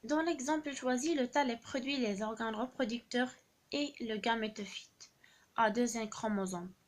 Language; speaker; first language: French; non-native, local second language; Arabic